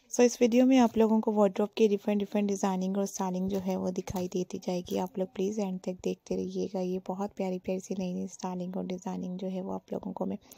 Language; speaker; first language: Hindi; native; Hindi